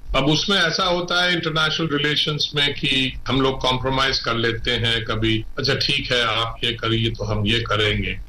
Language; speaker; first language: Hindi; non-native, local second language; Bangla